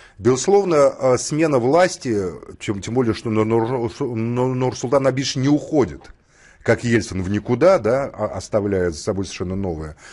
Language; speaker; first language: Russian; native; Russian